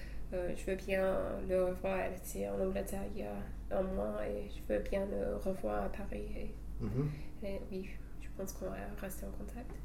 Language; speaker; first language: French; non-native, fluent; English